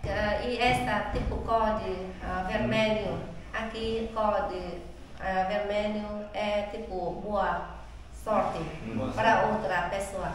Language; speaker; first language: Portuguese; non-native, learner; Vietnamese